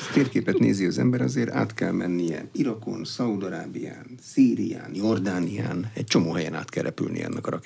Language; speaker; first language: Hungarian; native; Hungarian